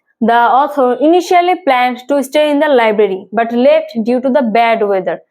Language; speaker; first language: English; non-native, local second language; Bangla